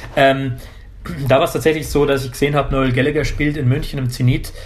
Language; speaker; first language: German; native; German